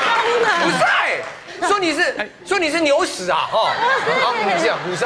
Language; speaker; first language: Chinese; native; Chinese